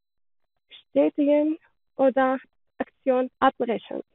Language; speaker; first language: German; non-native, learner; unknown